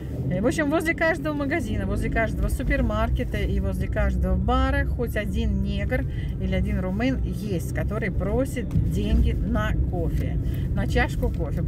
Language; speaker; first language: Russian; native; Russian